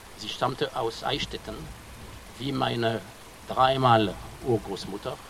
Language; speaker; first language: German; non-native, fluent; French